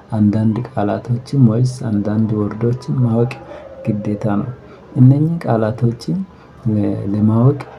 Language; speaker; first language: Amharic; non-native, local second language; Wolaytta